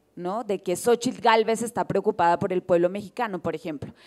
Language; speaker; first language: Spanish; native; Spanish